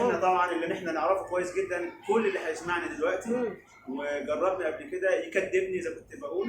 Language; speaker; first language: Arabic; native; Arabic